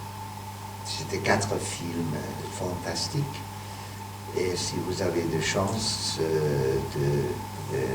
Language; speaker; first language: French; non-native, fluent; Hungarian